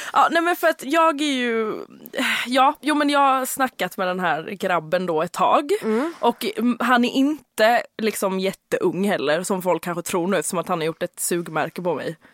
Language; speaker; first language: Swedish; native; Swedish